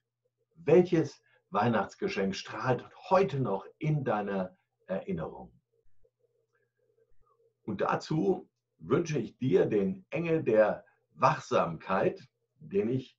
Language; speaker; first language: German; native; German